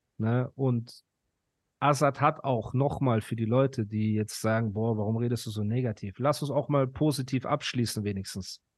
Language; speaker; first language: German; early bilingual, other home language; Persian